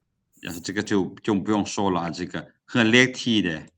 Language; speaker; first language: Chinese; non-native, fluent; Lao